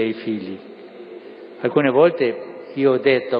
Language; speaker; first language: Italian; non-native, fluent; Spanish